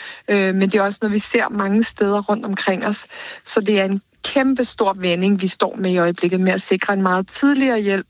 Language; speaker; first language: Danish; native; Danish